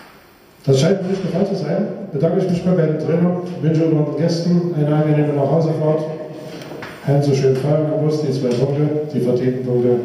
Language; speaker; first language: German; native; German